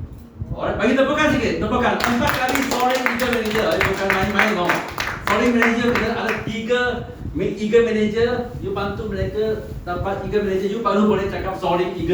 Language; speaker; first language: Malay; non-native, local second language; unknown